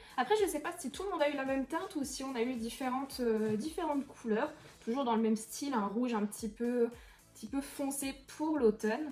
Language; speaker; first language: French; native; French